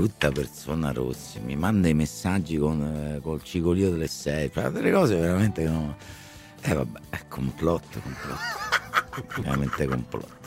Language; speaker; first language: Italian; native; Italian